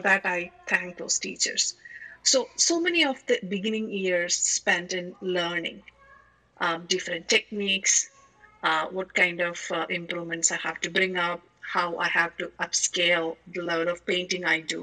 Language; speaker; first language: English; non-native, local second language; Malayalam